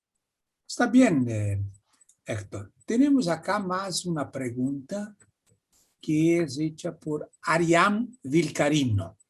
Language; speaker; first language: Spanish; non-native, fluent; Portuguese